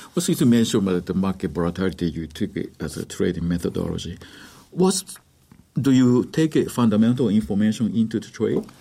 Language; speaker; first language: English; non-native, fluent; Japanese